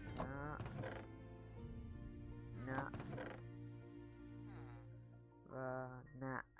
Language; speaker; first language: Persian; native; Persian